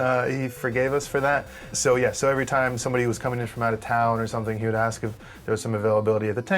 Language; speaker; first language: English; native; English